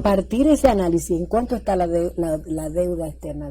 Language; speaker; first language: Spanish; native; Spanish